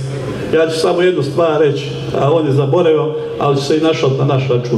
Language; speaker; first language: Croatian; native; Croatian